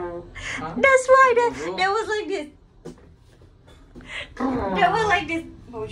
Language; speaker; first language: English; non-native, learner; Thai